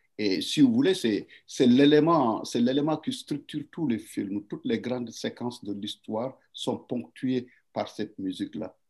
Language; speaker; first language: French; non-native, local second language; Wolof